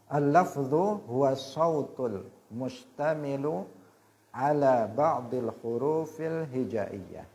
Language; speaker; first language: Arabic; non-native, fluent; Indonesian